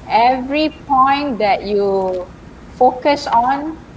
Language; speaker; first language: English; non-native, local second language; Malay